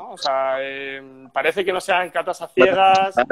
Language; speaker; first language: Spanish; native; Spanish